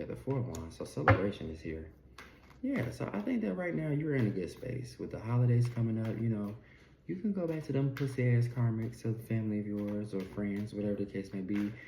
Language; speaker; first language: English; native; English